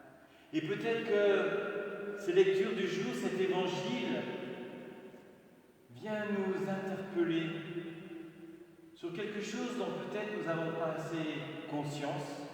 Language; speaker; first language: French; native; French